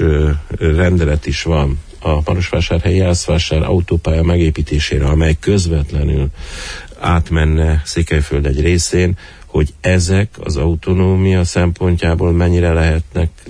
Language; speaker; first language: Hungarian; native; Hungarian